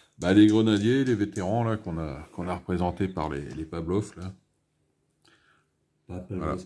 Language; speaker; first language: French; native; French